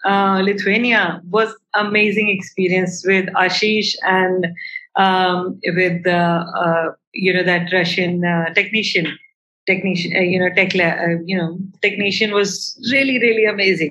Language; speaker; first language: English; non-native, local second language; Hindi